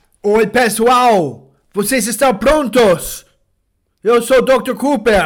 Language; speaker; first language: Portuguese; non-native, fluent; English